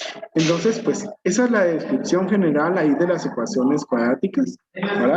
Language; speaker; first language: Spanish; native; Spanish